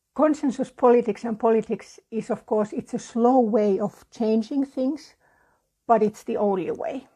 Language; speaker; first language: English; non-native, fluent; Finnish